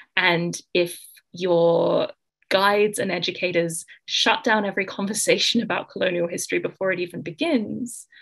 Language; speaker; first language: English; native; English